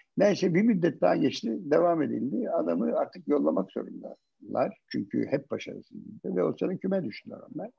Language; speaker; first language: Turkish; native; Turkish